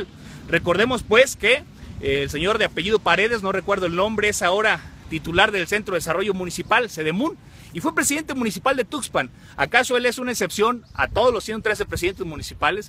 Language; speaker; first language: Spanish; native; Spanish